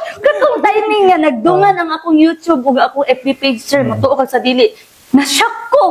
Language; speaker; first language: Cebuano; non-native, local second language; Chavacano